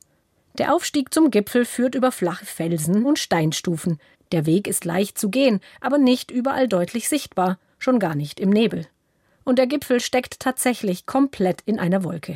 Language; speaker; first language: German; native; German